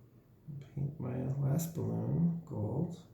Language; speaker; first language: English; native; English